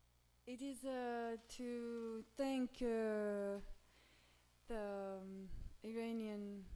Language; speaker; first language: English; non-native, fluent; Romanian